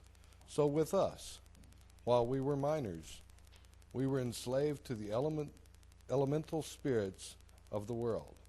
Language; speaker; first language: English; native; English